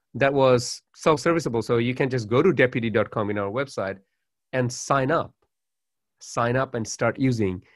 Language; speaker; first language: English; non-native, local second language; Bangla